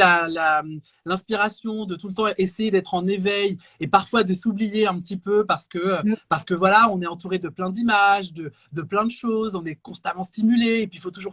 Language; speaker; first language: French; native; French